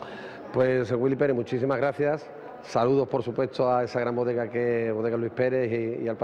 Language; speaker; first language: Spanish; native; Spanish